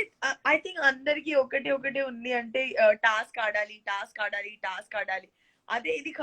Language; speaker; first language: Telugu; non-native, local second language; Gujarati